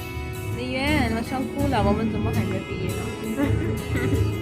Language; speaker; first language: Chinese; non-native, learner; Urdu